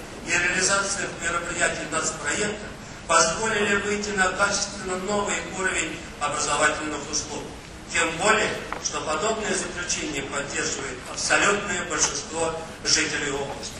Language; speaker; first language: Russian; native; Russian